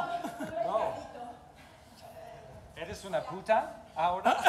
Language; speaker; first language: Spanish; non-native, learner; English